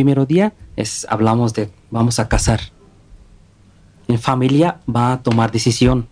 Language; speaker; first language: Spanish; non-native, learner; Bangla